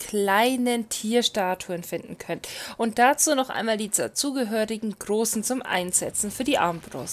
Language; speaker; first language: German; native; German